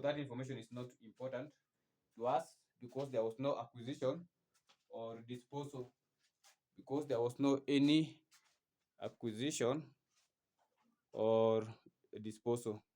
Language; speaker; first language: English; non-native, local second language; Swahili